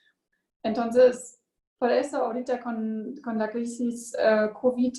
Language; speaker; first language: Spanish; non-native, learner; German